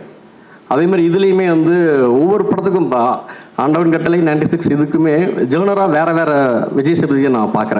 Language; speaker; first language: Tamil; native; Tamil